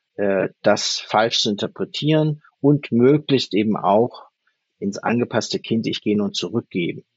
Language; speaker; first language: German; native; German